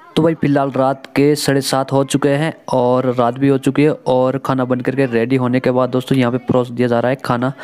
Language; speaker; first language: Hindi; native; Hindi